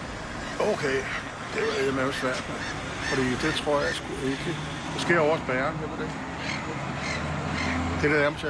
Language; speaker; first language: Danish; native; Danish